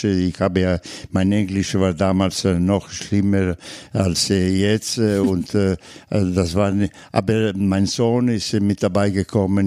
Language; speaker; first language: German; non-native, fluent; Italian